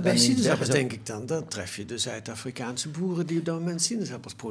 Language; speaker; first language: Dutch; native; Dutch